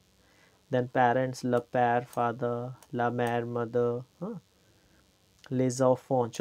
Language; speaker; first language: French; non-native, fluent; Hindi